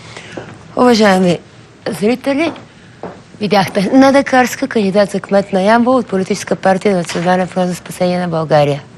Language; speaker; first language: Bulgarian; native; Bulgarian